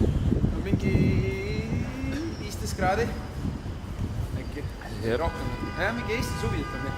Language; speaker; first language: Estonian; native; Estonian